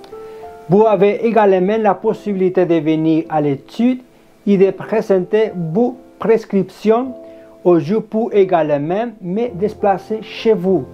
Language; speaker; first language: French; non-native, learner; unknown